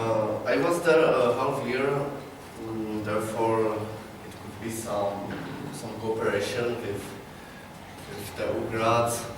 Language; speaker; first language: English; non-native, learner; Czech